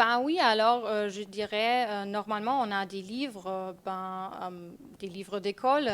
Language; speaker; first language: French; non-native, fluent; German